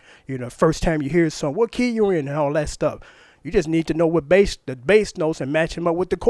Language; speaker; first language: English; native; English